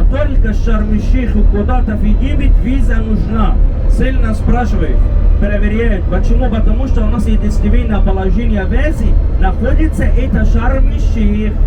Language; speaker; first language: Russian; non-native, learner; Arabic